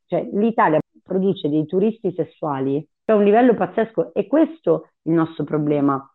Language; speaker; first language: Italian; early bilingual, other home language; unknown